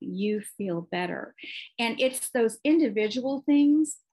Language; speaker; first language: English; native; English